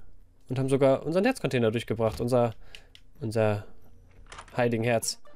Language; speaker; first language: German; native; German